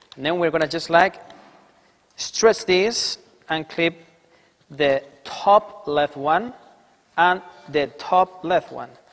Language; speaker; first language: English; non-native, fluent; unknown